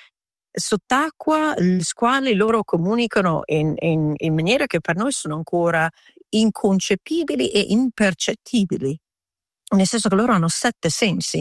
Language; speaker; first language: Italian; early bilingual, heritage; Italian